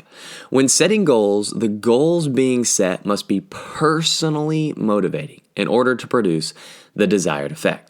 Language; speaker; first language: English; native; English